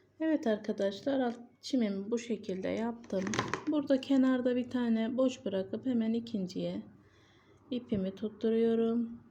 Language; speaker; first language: Turkish; native; Turkish